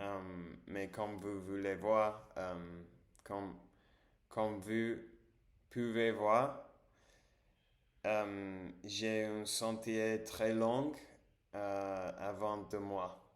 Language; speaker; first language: French; non-native, learner; English